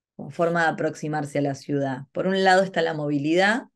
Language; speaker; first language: Spanish; native; Spanish